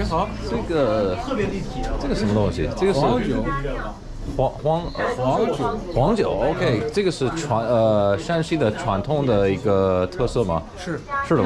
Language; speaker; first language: Chinese; non-native, fluent; English